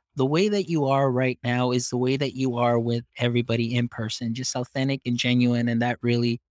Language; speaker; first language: English; early bilingual, other home language; Spanish